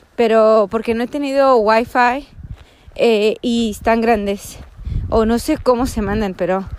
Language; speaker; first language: Spanish; native; Spanish